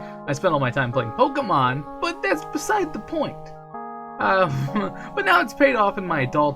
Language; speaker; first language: English; native; English